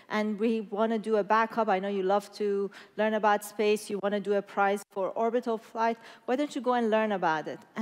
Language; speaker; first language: English; non-native, fluent; Persian